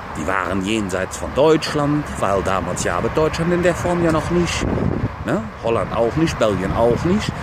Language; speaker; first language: German; native; German